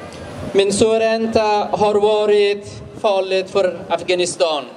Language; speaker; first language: Swedish; non-native, fluent; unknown